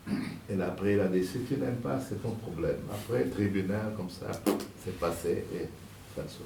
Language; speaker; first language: French; non-native, fluent; Portuguese